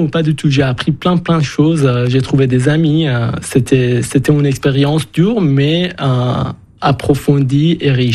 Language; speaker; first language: French; non-native, fluent; Persian